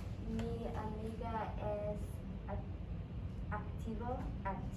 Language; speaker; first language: Spanish; non-native, learner; English